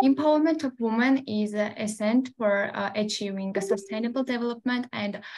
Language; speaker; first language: English; non-native, learner; Georgian